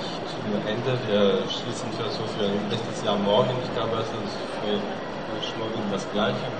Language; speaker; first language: German; non-native, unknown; French